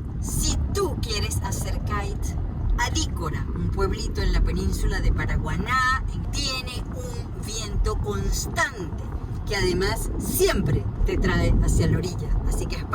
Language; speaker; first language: Spanish; native; Spanish